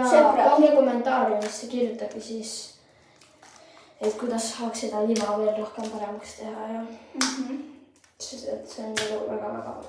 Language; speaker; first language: Estonian; early bilingual, heritage; Estonian